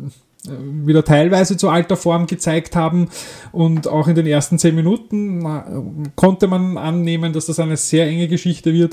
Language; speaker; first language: German; native; German